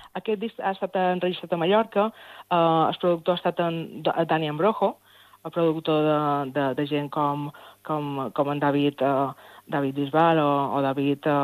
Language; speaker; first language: Catalan; native; Catalan